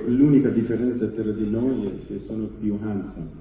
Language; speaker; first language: Italian; non-native, fluent; Persian